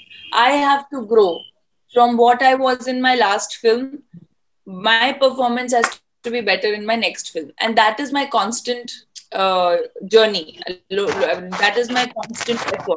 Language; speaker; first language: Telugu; non-native, fluent; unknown